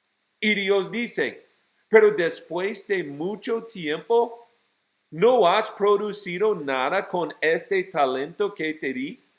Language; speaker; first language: Spanish; non-native, fluent; English